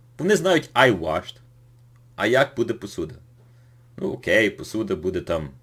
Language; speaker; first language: Ukrainian; early bilingual, heritage; English